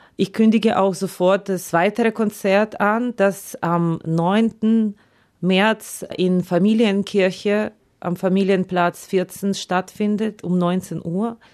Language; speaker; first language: German; non-native, fluent; Ukrainian